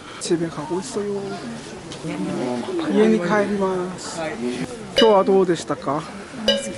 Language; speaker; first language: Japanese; non-native, learner; Korean